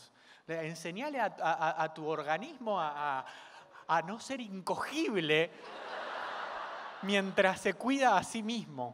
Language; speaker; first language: Spanish; native; Spanish